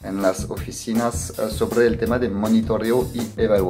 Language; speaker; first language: Spanish; non-native, fluent; French